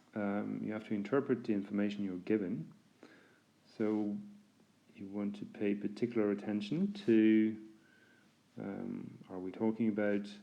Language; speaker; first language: English; non-native, fluent; Norwegian